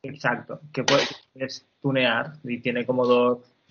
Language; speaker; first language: Spanish; native; Spanish